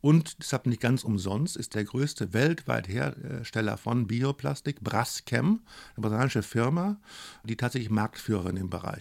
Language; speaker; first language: German; native; German